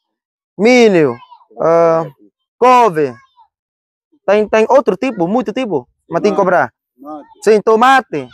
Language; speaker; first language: Portuguese; non-native, learner; Vietnamese